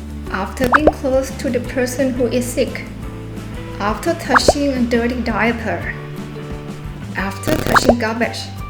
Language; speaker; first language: English; non-native, fluent; Thai